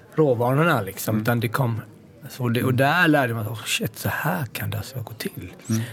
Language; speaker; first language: Swedish; native; Swedish